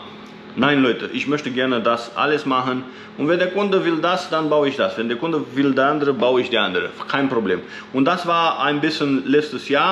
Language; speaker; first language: German; non-native, fluent; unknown